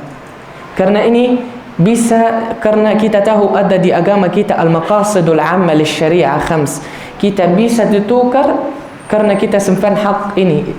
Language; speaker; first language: Indonesian; non-native, learner; Arabic